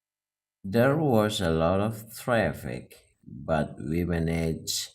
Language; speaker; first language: English; non-native, learner; Indonesian